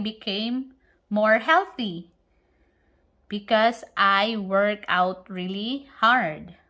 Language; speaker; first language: English; non-native, local second language; Filipino